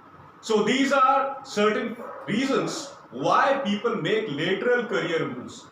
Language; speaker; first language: English; non-native, local second language; Hindi